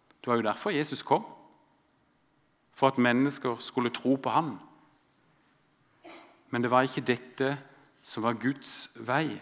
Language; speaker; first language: Norwegian; native; Norwegian